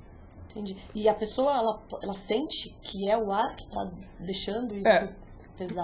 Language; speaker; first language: Portuguese; native; Portuguese